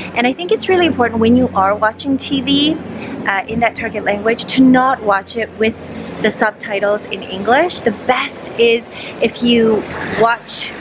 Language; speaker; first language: English; native; English